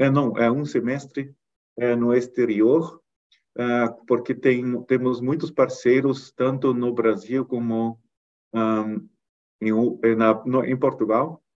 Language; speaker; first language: Portuguese; non-native, fluent; German